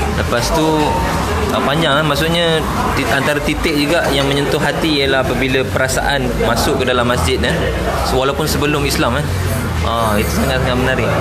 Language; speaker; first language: Malay; native; Malay